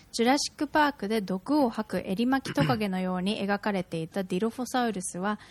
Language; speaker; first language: Japanese; native; Japanese